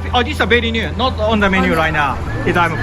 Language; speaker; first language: English; non-native, learner; Japanese